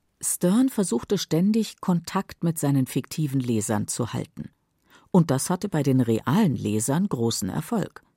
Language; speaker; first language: German; native; German